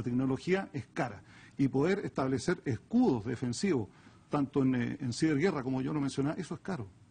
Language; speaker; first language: Spanish; native; Spanish